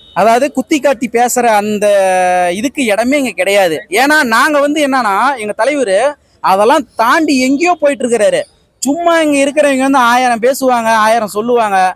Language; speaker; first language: Tamil; native; Tamil